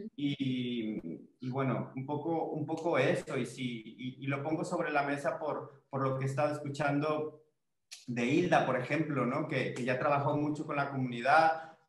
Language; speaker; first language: Spanish; native; Spanish